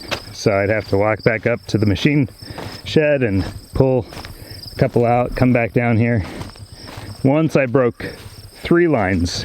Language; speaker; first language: English; native; English